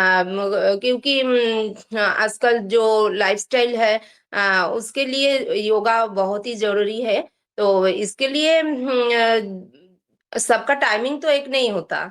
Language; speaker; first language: Hindi; non-native, local second language; Bangla